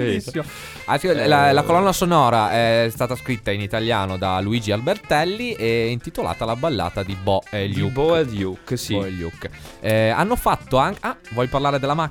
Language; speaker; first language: Italian; native; Italian